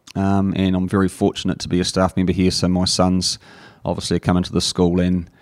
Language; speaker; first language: English; native; English